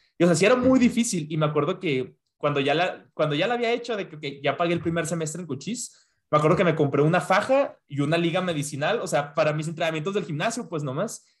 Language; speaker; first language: Spanish; native; Spanish